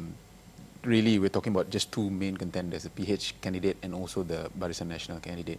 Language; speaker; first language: English; non-native, local second language; Malay